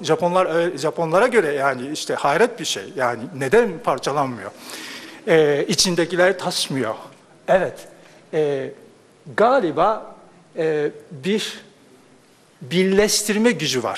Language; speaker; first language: Turkish; non-native, fluent; Japanese